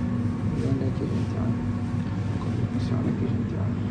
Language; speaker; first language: Dutch; non-native, learner; Portuguese